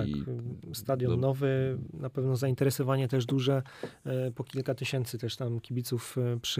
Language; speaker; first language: Polish; native; Polish